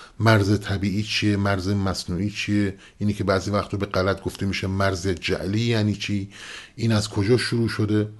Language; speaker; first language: Persian; non-native, local second language; Kurdish